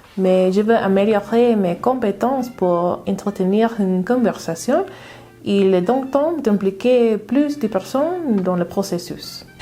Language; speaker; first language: French; non-native, learner; English